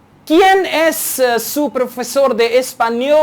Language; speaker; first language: Spanish; non-native, learner; Urdu